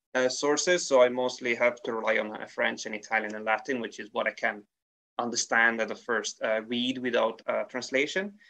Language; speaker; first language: English; non-native, fluent; Italian